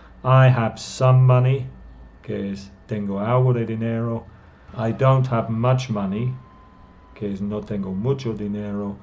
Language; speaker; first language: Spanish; non-native, fluent; English